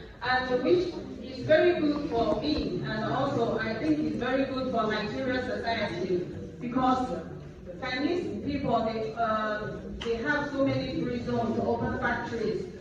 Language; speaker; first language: English; non-native, learner; Chinese